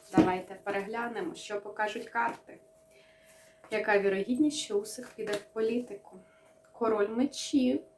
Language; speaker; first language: Ukrainian; non-native, local second language; Russian